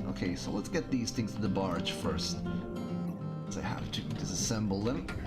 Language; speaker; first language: English; native; English